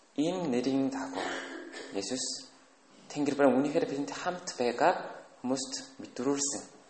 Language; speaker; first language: Mongolian; non-native, fluent; Korean